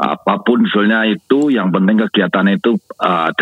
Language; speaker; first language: Indonesian; native; Indonesian